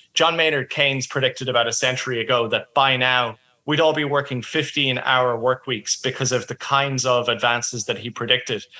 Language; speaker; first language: English; native; English